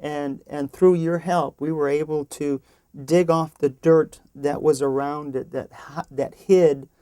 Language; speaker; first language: English; native; English